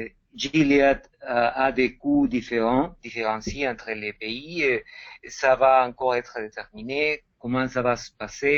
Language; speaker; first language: French; non-native, fluent; Spanish